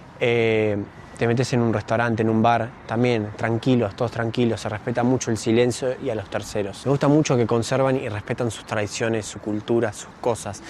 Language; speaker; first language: Spanish; native; Spanish